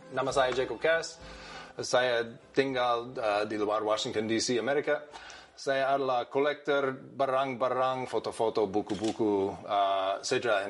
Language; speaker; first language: Indonesian; non-native, learner; English